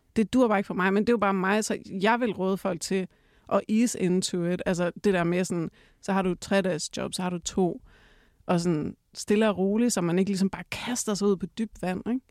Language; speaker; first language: Danish; native; Danish